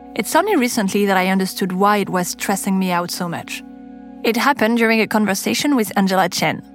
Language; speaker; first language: English; non-native, fluent; French